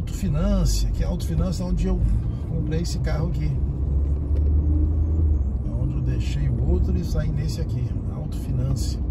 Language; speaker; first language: Portuguese; native; Portuguese